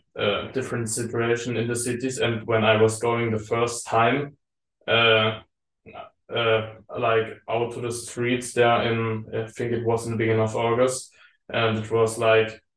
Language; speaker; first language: English; non-native, learner; German